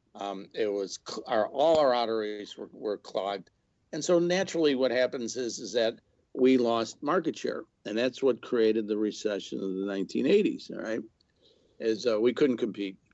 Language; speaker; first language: English; native; English